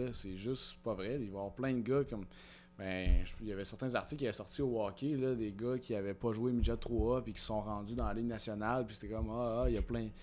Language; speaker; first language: French; native; French